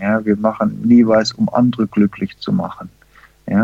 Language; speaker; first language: German; early bilingual, heritage; German